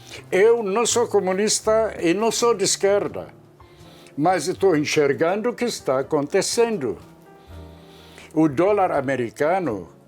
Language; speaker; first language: Portuguese; non-native, fluent; Arabic